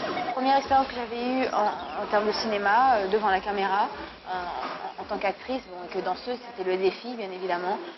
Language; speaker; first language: French; early bilingual, other home language; Arabic